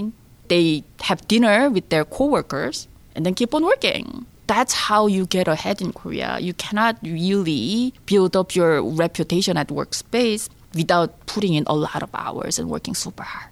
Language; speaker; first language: English; non-native, fluent; Korean